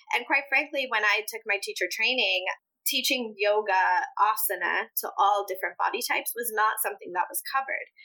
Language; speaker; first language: English; early bilingual, other home language; Spanish